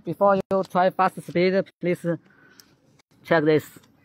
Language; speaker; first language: English; non-native, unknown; Chinese